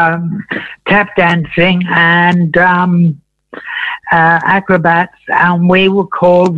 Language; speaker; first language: English; native; English